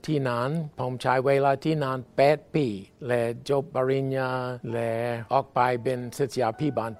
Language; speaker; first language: Thai; non-native, fluent; English